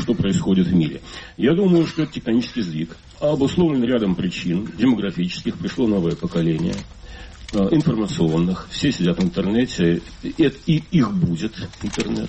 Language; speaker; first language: Russian; native; Russian